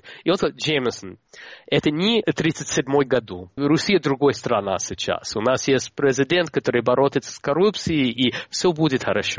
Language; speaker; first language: Russian; non-native, fluent; English